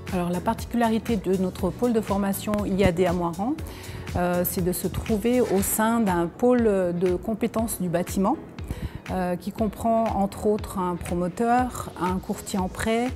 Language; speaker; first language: French; native; French